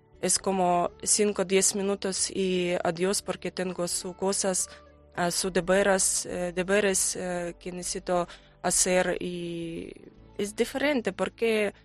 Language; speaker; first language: Spanish; non-native, learner; Ukrainian